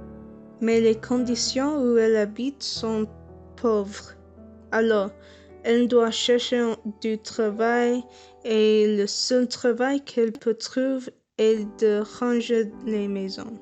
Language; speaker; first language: French; non-native, learner; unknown